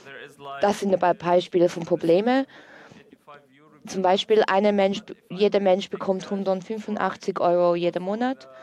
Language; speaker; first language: German; non-native, learner; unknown